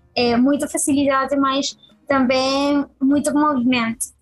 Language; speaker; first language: Portuguese; non-native, learner; Spanish